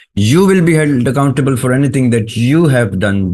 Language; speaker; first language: English; non-native, local second language; Urdu